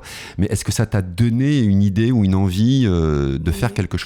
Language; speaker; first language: French; native; French